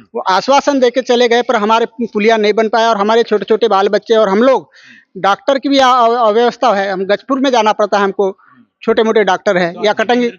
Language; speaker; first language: Hindi; native; Hindi